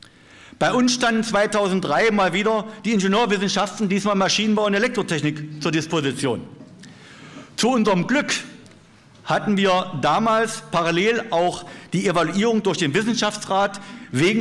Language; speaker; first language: German; native; German